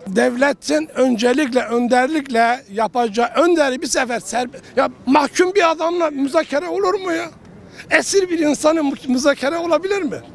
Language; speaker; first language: Turkish; non-native, local second language; Kurdish